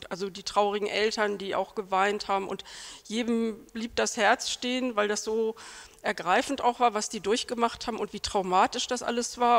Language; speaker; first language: German; native; German